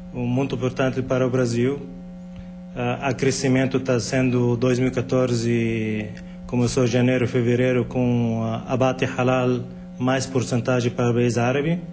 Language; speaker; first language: Portuguese; non-native, fluent; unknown